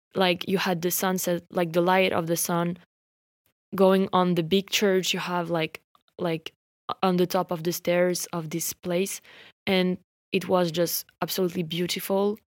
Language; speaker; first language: English; non-native, fluent; French